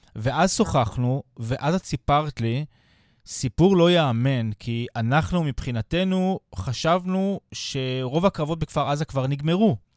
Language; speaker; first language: Hebrew; native; Hebrew